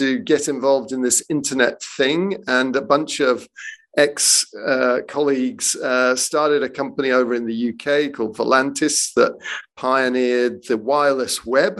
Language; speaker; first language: English; native; English